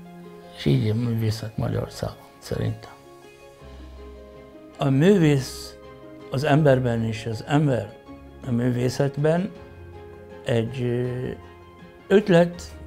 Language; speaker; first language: Hungarian; non-native, fluent; Arabic